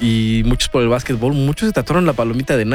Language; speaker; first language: Spanish; native; Spanish